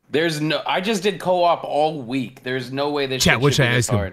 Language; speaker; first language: English; native; English